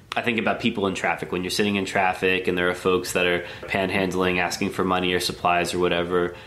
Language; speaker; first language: English; native; English